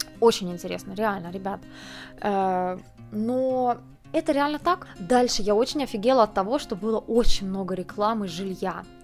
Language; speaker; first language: Russian; early bilingual, heritage; Russian